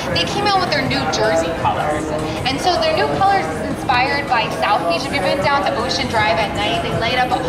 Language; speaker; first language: English; native; English